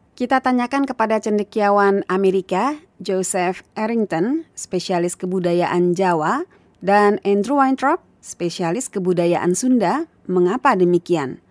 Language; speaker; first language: Indonesian; native; Indonesian